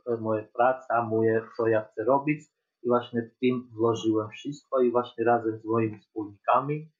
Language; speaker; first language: Polish; non-native, fluent; Georgian